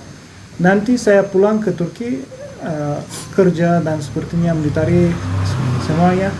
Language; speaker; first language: Indonesian; non-native, learner; Turkish